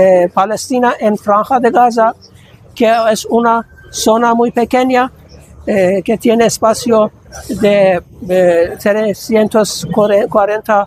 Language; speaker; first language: Spanish; non-native, fluent; Persian